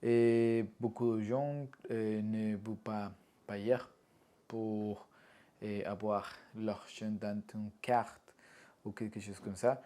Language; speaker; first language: French; non-native, learner; Spanish